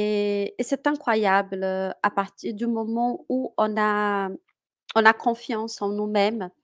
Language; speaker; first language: French; non-native, fluent; Portuguese